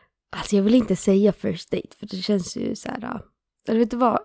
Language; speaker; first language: Swedish; native; Swedish